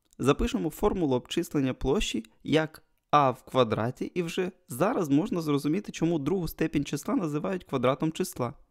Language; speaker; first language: Ukrainian; non-native, local second language; Russian